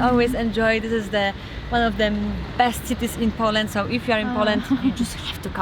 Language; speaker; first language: English; non-native, fluent; Polish